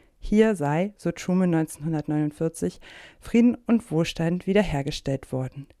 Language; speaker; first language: German; native; German